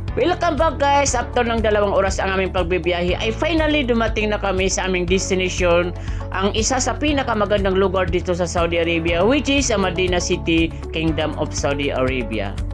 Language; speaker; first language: Filipino; non-native, local second language; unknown